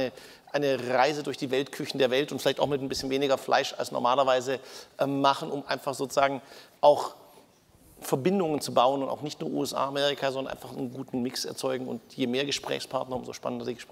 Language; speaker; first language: German; native; German